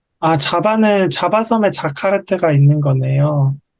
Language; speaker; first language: Korean; native; Korean